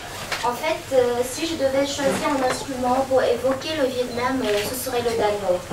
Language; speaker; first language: French; non-native, fluent; Vietnamese